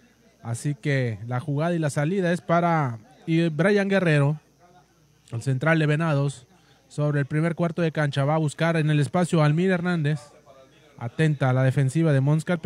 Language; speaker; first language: Spanish; native; Spanish